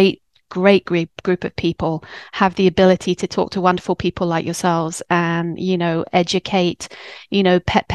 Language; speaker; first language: English; native; English